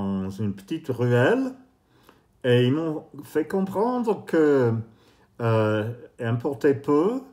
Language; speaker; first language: French; non-native, fluent; English